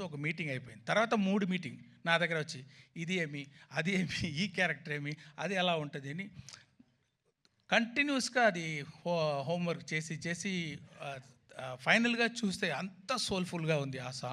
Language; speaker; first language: Telugu; non-native, fluent; Tamil